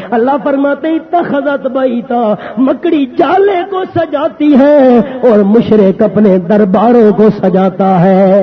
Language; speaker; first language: Urdu; non-native, local second language; Pashto